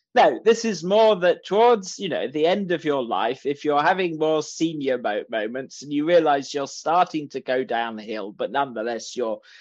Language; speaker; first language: English; native; English